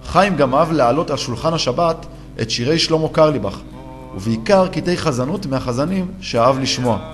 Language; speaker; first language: Hebrew; native; Hebrew